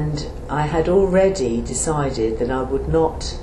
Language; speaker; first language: English; native; English